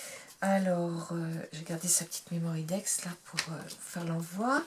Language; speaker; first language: French; native; French